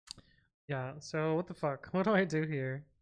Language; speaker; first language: English; native; English